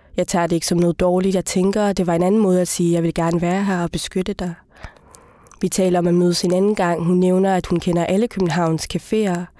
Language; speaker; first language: Danish; early bilingual, other home language; Somali